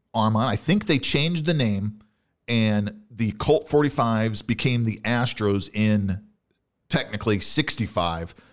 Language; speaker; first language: English; native; English